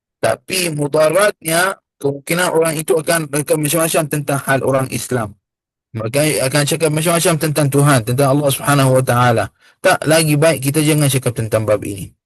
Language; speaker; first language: Malay; non-native, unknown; Arabic